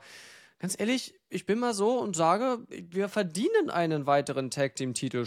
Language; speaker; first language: German; native; German